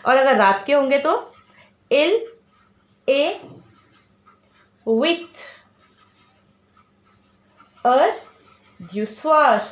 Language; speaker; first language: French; non-native, fluent; Hindi